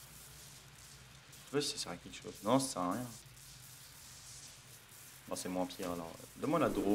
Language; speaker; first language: French; native; French